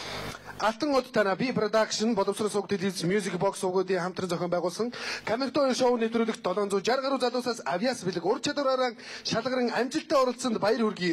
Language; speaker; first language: Mongolian; native; Mongolian